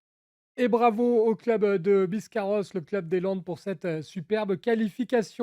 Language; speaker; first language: French; native; French